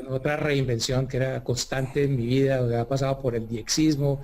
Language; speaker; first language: Spanish; native; Spanish